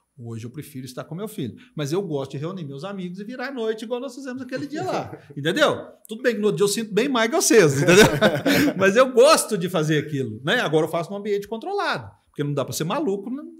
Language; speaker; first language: Portuguese; native; Portuguese